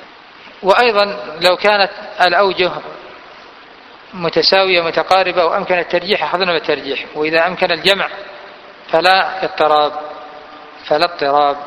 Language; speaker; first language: Arabic; native; Arabic